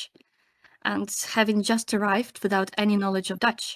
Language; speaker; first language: English; non-native, fluent; Ukrainian